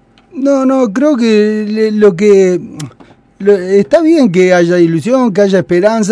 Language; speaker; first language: Spanish; native; Spanish